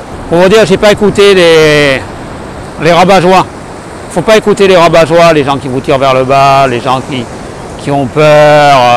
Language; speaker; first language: French; native; French